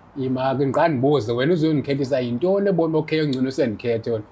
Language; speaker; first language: Zulu; non-native, local second language; Xhosa